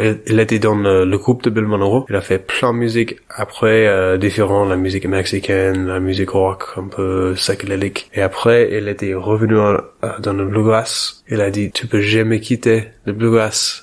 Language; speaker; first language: French; non-native, learner; English